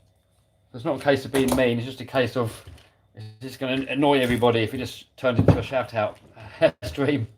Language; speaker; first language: English; native; English